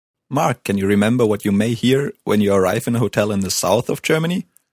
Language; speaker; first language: English; non-native, fluent; German